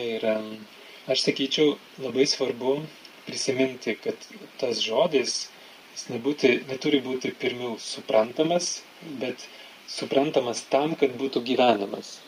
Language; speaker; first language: Lithuanian; non-native, fluent; French